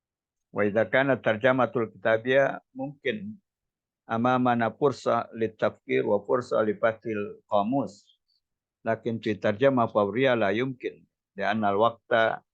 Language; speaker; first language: Arabic; non-native, fluent; Indonesian